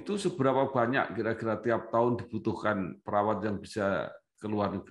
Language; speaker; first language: Indonesian; native; Indonesian